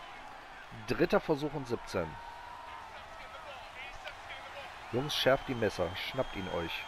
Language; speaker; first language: German; native; German